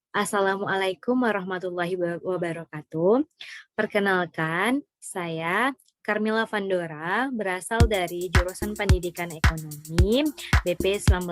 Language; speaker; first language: Indonesian; non-native, local second language; Minangkabau